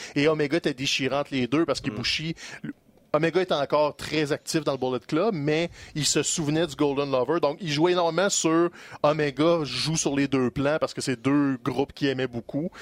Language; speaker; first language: French; native; French